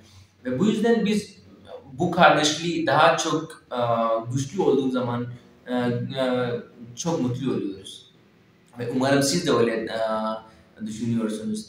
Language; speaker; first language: Turkish; non-native, fluent; Urdu